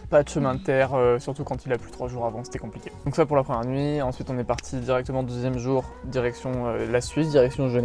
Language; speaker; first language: French; native; French